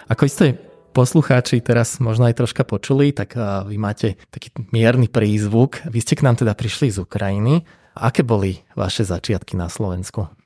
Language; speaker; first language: Slovak; native; Slovak